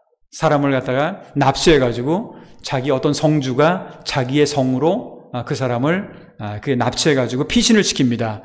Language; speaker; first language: Korean; native; Korean